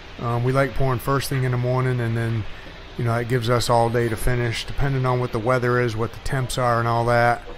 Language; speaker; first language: English; native; English